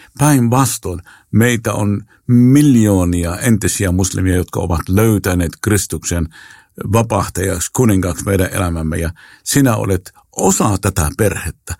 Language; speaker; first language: Finnish; non-native, fluent; Arabic